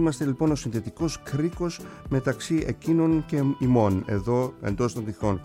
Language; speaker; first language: Greek; native; Greek